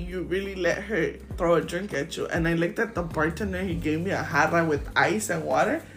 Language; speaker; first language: English; early bilingual, other home language; Spanish